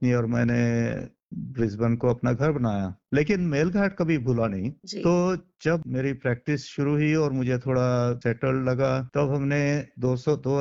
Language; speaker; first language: Hindi; non-native, local second language; Marathi